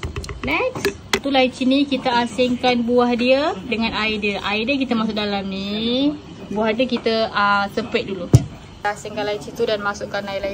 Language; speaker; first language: Malay; native; Malay